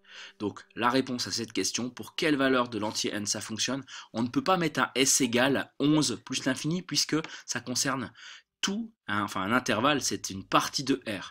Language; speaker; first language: French; native; French